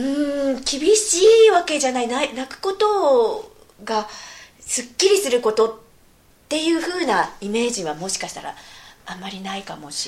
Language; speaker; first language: Japanese; native; Japanese